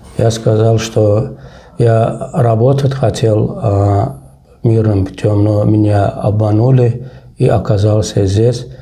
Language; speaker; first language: Russian; non-native, local second language; Turkmen